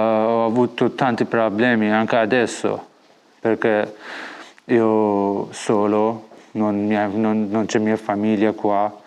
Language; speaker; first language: Italian; non-native, learner; Persian